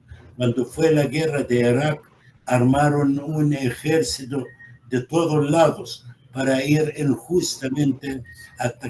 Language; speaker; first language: Spanish; non-native, fluent; Arabic